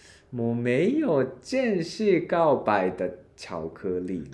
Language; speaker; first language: Chinese; non-native, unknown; Japanese